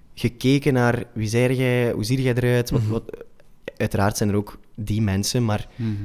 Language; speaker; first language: Dutch; native; Dutch